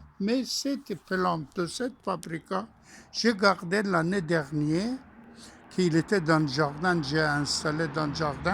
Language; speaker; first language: French; non-native, fluent; Persian